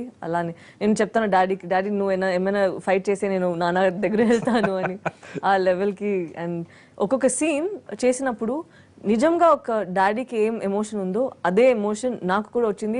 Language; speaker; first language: Telugu; non-native, fluent; Tamil